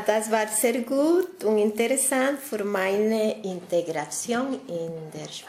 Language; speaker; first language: German; non-native, learner; Spanish